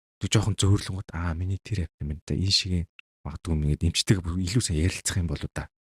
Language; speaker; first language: Mongolian; native; Mongolian